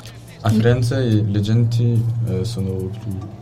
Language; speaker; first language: Italian; non-native, learner; French